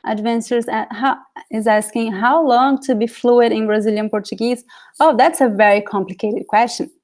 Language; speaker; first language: English; non-native, fluent; Portuguese